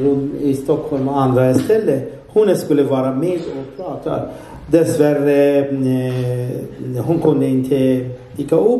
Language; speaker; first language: Swedish; non-native, fluent; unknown